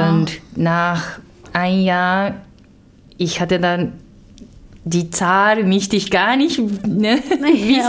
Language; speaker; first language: German; non-native, learner; Japanese